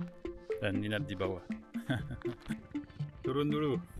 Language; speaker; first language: Indonesian; non-native, fluent; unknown